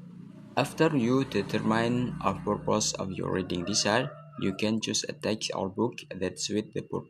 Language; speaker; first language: English; non-native, learner; Indonesian